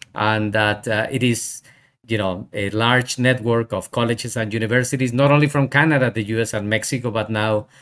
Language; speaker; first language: English; non-native, fluent; Spanish